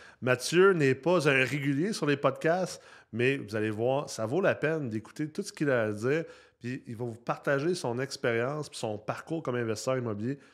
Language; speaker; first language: French; native; French